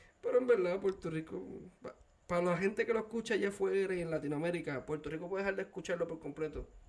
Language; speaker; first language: Spanish; native; Spanish